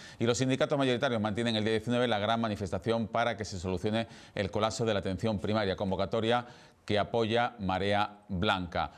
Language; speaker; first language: Spanish; native; Spanish